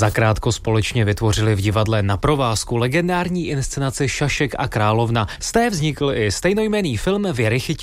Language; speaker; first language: Czech; native; Czech